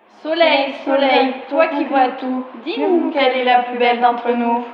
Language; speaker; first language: French; native; French